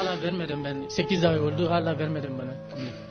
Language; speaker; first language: Turkish; non-native, learner; French